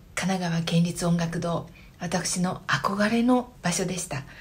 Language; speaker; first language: Japanese; native; Japanese